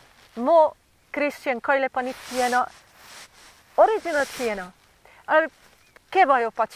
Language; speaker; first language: Nepali; non-native, learner; Slovak